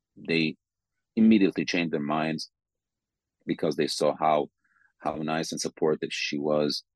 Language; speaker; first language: English; non-native, fluent; Arabic